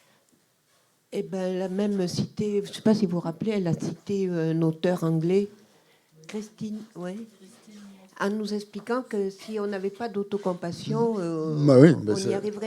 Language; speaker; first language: French; native; French